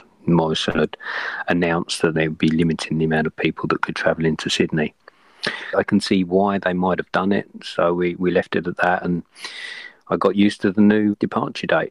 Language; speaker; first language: English; native; English